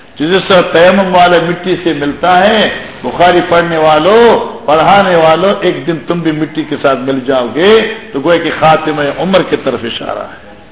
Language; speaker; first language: Urdu; non-native, local second language; Northern Hindko